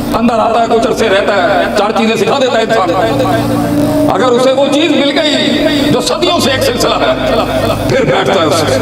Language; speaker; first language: Urdu; non-native, local second language; Punjabi